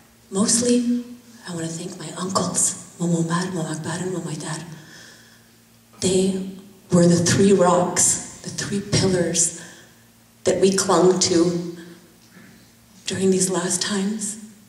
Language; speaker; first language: English; early bilingual, other home language; Persian